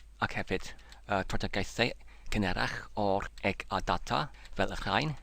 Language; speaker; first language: Welsh; non-native, learner; English